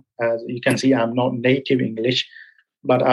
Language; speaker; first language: English; non-native, local second language; Punjabi